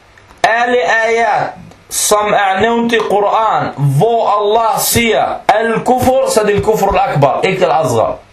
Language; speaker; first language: Danish; non-native, fluent; Arabic